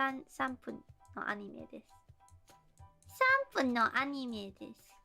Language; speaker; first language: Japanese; non-native, learner; English